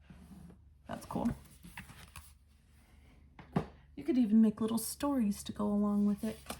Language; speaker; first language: English; native; English